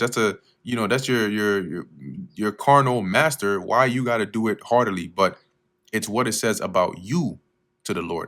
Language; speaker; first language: English; native; English